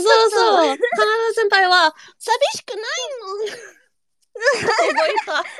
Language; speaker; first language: Japanese; non-native, learner; English